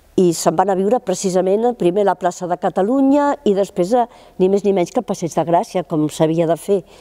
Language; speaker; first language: Catalan; native; Catalan